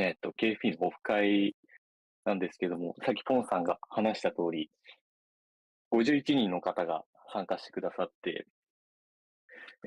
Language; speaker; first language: Japanese; native; Japanese